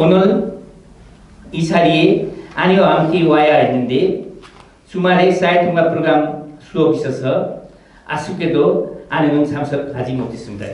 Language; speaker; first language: Korean; non-native, fluent; Nepali